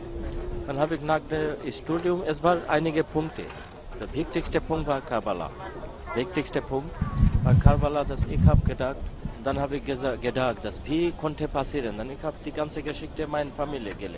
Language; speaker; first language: German; non-native, learner; Bangla